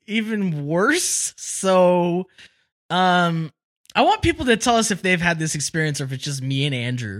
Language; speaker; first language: English; native; English